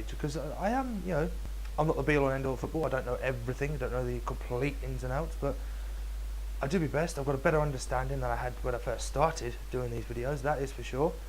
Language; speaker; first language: English; native; English